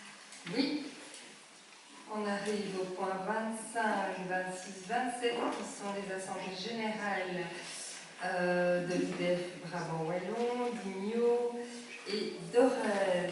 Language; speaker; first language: French; native; French